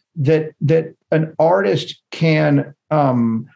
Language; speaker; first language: English; native; English